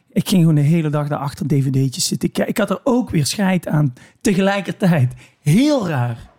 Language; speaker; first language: Dutch; native; Dutch